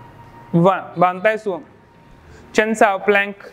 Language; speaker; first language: Vietnamese; non-native, learner; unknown